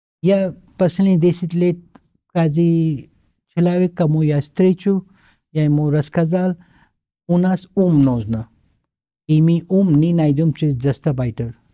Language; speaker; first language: Russian; non-native, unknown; Hindi